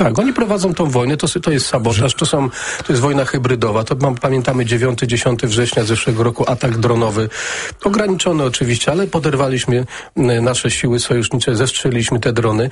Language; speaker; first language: Polish; native; Polish